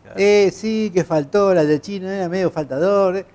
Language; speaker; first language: Spanish; native; Spanish